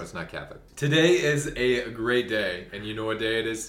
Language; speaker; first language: English; native; English